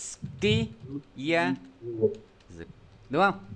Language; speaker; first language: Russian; non-native, fluent; Vietnamese